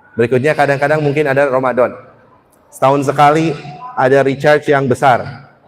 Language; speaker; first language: Indonesian; early bilingual, heritage; Indonesian